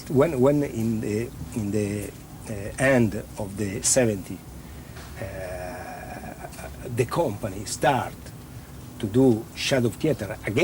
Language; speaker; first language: English; non-native, learner; Italian